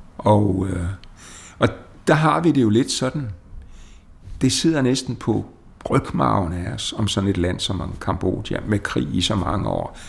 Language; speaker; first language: Danish; native; Danish